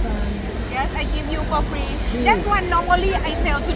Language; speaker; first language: English; non-native, learner; Thai